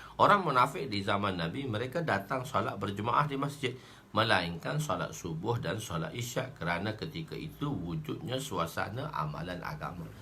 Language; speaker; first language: Malay; native; Malay